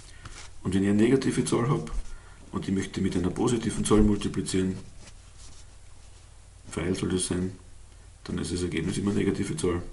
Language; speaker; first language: German; native; German